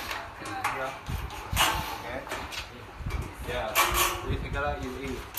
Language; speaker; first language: English; non-native, learner; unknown